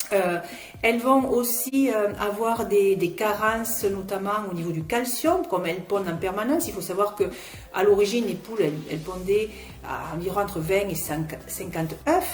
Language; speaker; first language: French; native; French